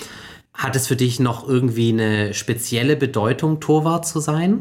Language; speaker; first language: German; native; German